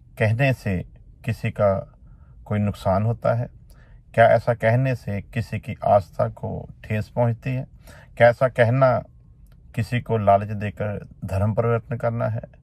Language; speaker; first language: Hindi; non-native, local second language; Punjabi